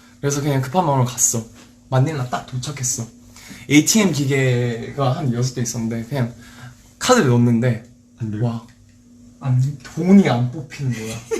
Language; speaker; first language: Korean; early bilingual, heritage; Korean